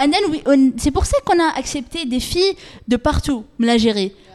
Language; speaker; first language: French; non-native, local second language; Arabic